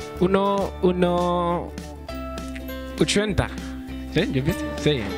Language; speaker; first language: Spanish; non-native, learner; French